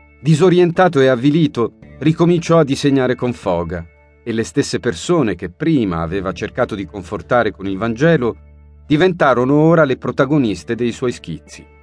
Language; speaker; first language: Italian; native; Italian